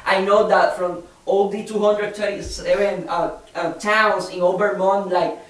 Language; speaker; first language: English; non-native, fluent; Spanish